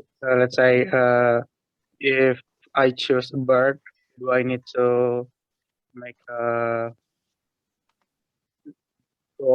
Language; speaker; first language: English; non-native, learner; Indonesian